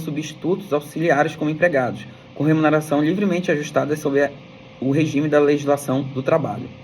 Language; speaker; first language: Portuguese; native; Portuguese